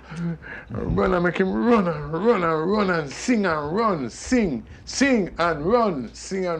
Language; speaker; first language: English; native; English